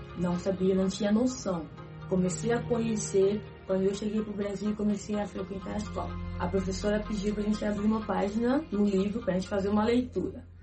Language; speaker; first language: Portuguese; native; Portuguese